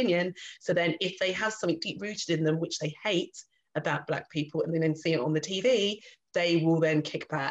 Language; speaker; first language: English; native; English